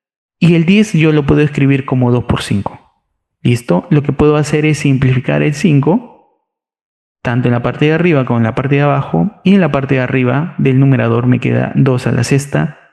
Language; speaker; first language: Spanish; native; Spanish